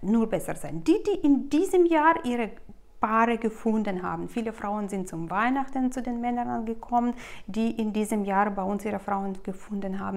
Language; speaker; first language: German; non-native, fluent; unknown